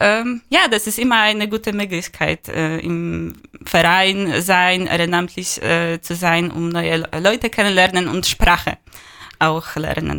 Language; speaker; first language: German; non-native, learner; Polish